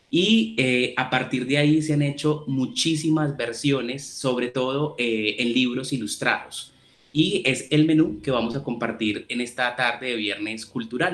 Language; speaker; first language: Spanish; native; Spanish